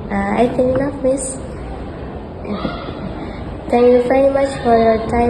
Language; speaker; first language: English; non-native, learner; Indonesian